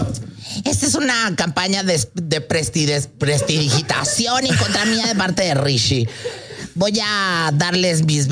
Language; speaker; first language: Spanish; native; Spanish